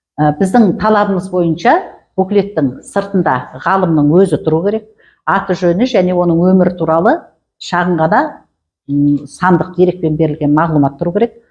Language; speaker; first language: Kazakh; native; Kazakh